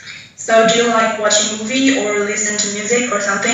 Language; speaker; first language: English; non-native, learner; Chinese